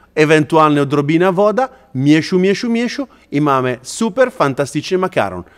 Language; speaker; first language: Polish; non-native, learner; Italian